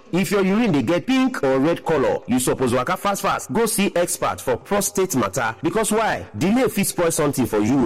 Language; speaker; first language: Nigerian Pidgin; native; Nigerian Pidgin